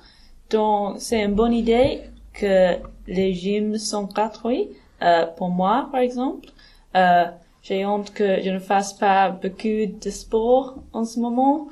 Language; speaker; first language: French; non-native, learner; English